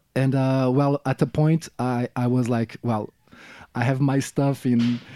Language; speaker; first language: English; non-native, fluent; Portuguese